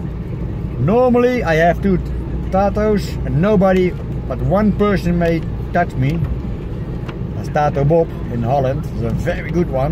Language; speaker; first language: English; non-native, learner; Dutch